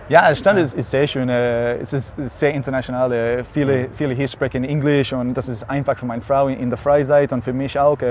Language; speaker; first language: German; non-native, learner; English